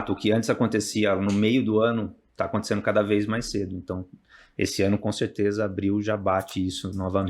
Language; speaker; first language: Portuguese; native; Portuguese